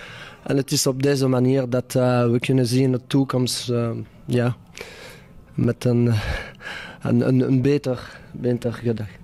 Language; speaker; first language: Dutch; non-native, fluent; French